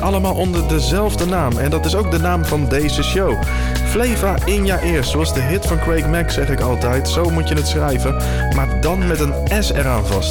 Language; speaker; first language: Dutch; native; Dutch